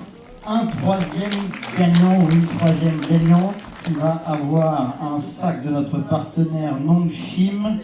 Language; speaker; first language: French; native; French